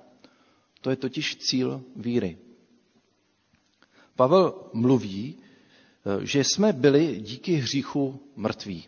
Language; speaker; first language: Czech; native; Czech